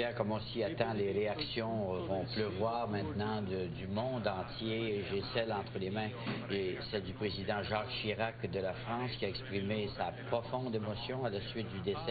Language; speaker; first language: French; native; French